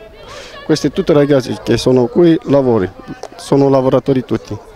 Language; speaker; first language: Italian; non-native, learner; Romanian